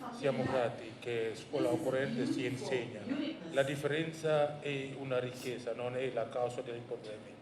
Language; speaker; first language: Italian; non-native, learner; Indonesian